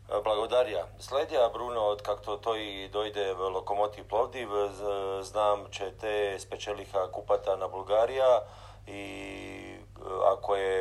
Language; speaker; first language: Bulgarian; non-native, learner; Croatian